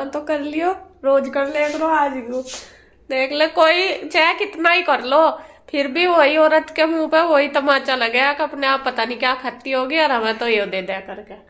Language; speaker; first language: Hindi; native; Hindi